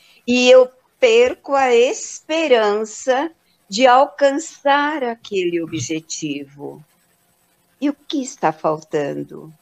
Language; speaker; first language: Portuguese; native; Portuguese